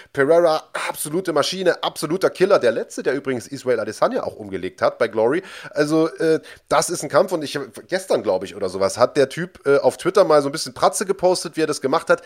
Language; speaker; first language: German; native; German